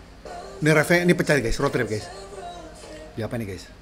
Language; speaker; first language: Indonesian; native; Indonesian